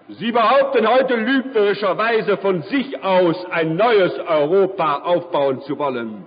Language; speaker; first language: German; native; German